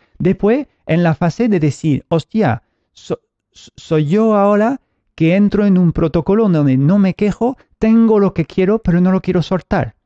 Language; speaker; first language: Spanish; early bilingual, heritage; Spanish